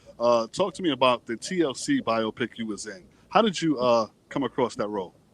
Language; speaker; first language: English; native; English